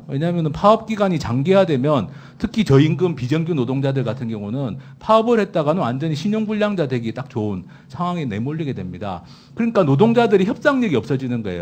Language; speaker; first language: Korean; native; Korean